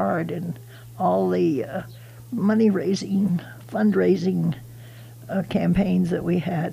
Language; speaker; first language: English; native; English